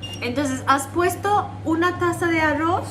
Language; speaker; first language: Spanish; non-native, fluent; Turkish